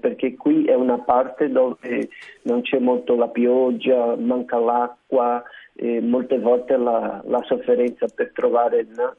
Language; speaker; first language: Italian; non-native, learner; Portuguese